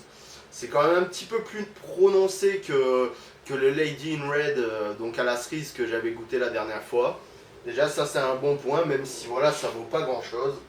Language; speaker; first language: French; native; French